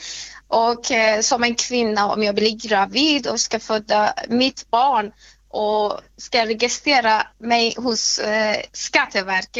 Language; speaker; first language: Swedish; non-native, fluent; Persian